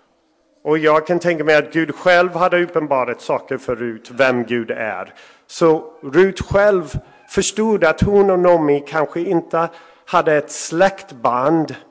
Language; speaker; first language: Swedish; non-native, fluent; English